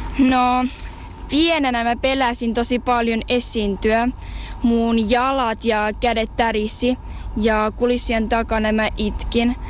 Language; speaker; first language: Finnish; early bilingual, other home language; Russian